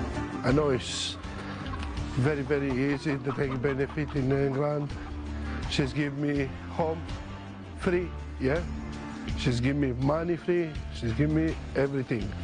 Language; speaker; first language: English; non-native, learner; Romanian